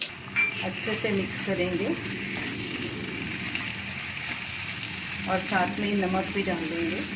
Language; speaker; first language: Hindi; native; Hindi